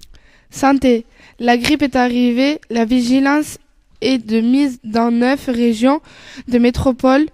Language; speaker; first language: French; native; French